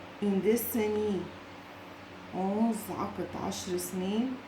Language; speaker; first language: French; non-native, local second language; Arabic